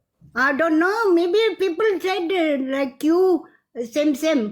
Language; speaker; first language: English; non-native, learner; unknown